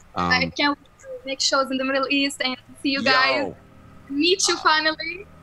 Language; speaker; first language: English; non-native, fluent; Arabic